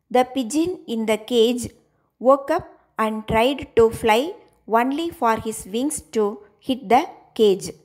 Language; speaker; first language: English; non-native, local second language; Tamil